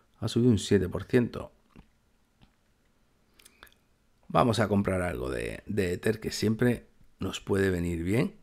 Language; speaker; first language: Spanish; native; Spanish